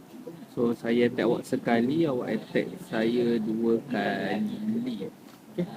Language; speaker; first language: Malay; native; Malay